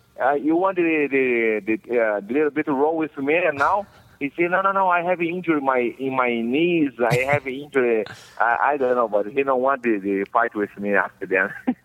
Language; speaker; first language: English; non-native, learner; Portuguese